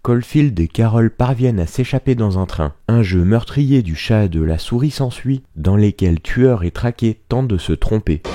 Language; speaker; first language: French; native; French